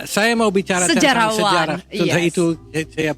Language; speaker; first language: Indonesian; non-native, fluent; Dutch